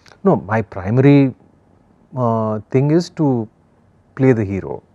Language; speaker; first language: English; non-native, local second language; Telugu